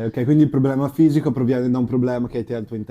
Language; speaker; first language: Italian; native; Italian